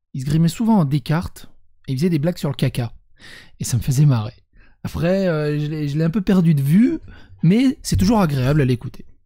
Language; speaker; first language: French; early bilingual, other home language; Serbian